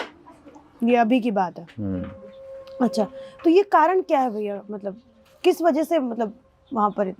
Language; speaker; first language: Hindi; native; Hindi